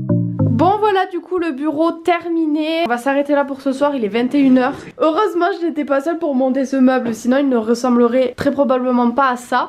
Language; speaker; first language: French; native; French